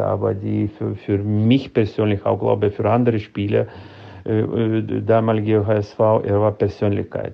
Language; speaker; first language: German; non-native, fluent; Lithuanian